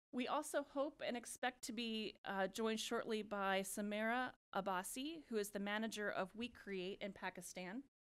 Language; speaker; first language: English; native; English